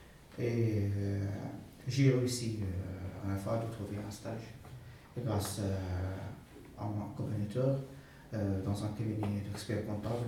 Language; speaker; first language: French; non-native, fluent; Arabic